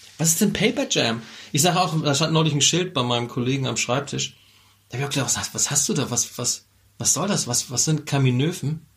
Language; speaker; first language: German; native; German